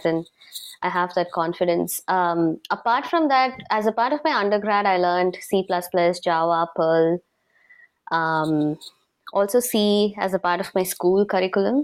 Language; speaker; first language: English; non-native, local second language; Tamil